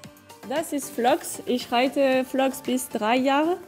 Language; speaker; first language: German; non-native, learner; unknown